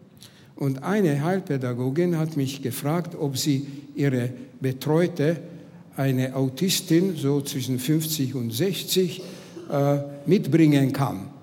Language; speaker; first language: German; non-native, fluent; Hungarian